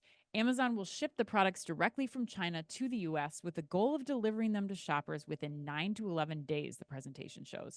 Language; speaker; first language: English; native; English